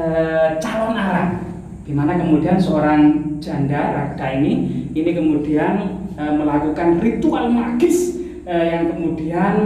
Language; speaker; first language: Indonesian; native; Indonesian